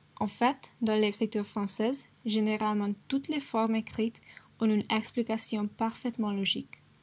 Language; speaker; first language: French; non-native, learner; Hungarian